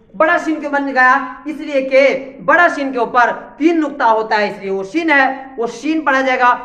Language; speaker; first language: Hindi; native; Hindi